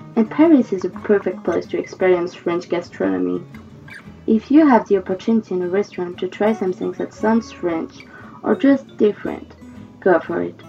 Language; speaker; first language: English; non-native, fluent; French